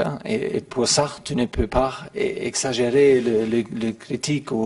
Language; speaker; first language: French; non-native, learner; German